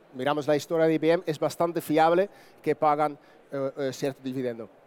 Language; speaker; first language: Spanish; non-native, fluent; Dutch